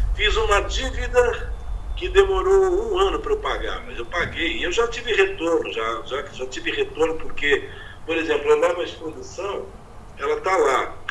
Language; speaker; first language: Portuguese; native; Portuguese